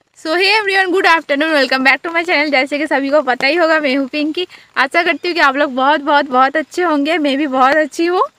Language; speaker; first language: Hindi; non-native, local second language; Bangla